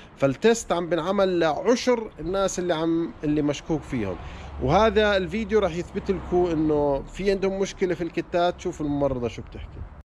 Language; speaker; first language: Arabic; native; Arabic